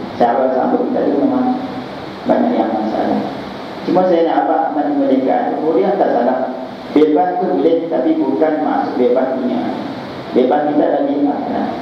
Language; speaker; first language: Malay; native; Malay